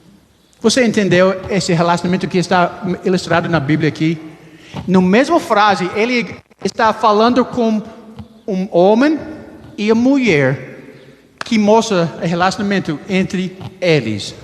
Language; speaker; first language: Portuguese; non-native, learner; English